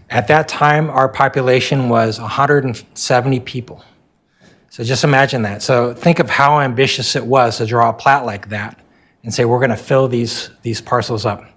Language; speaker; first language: English; native; English